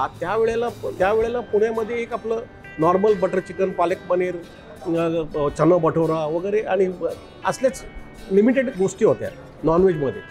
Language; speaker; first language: Marathi; non-native, local second language; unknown